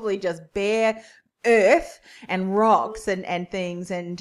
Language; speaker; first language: English; native; English